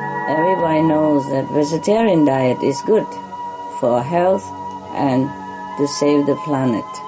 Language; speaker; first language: English; non-native, fluent; Vietnamese